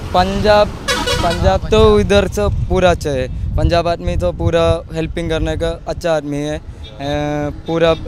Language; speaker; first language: Hindi; non-native, local second language; Malayalam